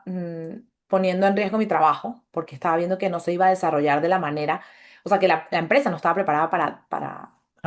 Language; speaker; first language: Spanish; native; Spanish